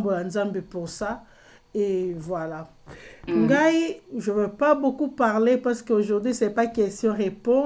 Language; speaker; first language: French; non-native, local second language; Lingala